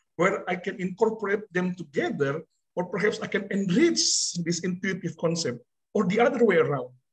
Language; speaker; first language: English; non-native, fluent; Indonesian